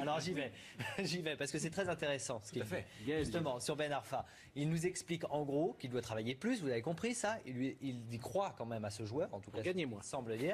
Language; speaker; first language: French; native; French